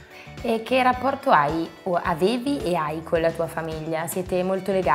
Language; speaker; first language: Italian; native; Italian